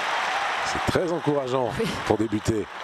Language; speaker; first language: French; native; French